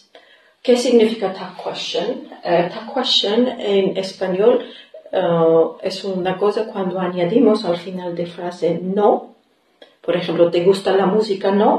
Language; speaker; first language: Spanish; non-native, fluent; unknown